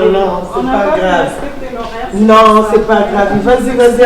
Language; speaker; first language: French; non-native, learner; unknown